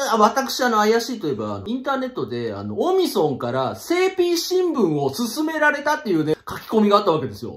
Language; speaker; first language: Japanese; native; Japanese